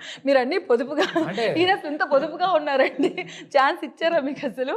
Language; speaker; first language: Telugu; native; Telugu